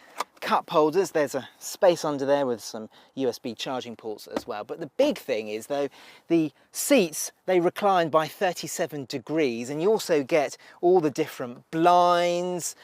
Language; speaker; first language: English; native; English